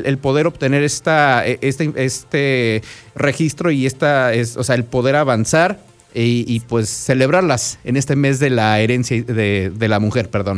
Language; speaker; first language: Spanish; native; Spanish